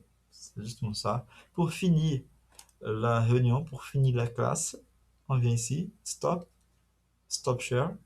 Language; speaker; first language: French; non-native, fluent; Portuguese